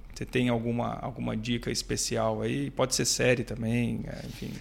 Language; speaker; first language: Portuguese; native; Portuguese